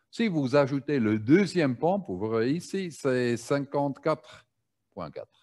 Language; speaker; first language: French; non-native, learner; German